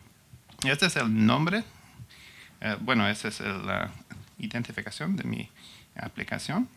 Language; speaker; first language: Spanish; non-native, learner; English